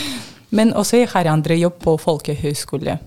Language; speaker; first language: Norwegian; non-native, learner; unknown